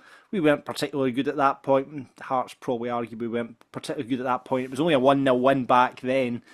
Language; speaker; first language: English; native; English